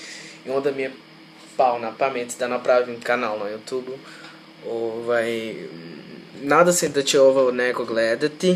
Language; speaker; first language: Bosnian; non-native, fluent; Portuguese